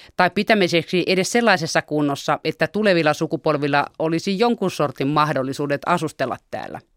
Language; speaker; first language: Finnish; native; Finnish